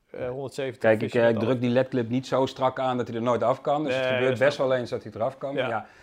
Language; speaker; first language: Dutch; native; Dutch